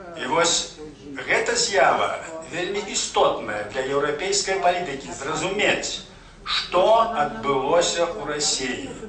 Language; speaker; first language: Belarusian; native; Belarusian